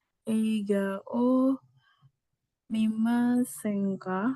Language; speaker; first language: Japanese; non-native, learner; Indonesian